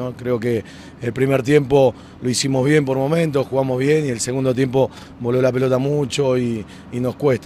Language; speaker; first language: Spanish; native; Spanish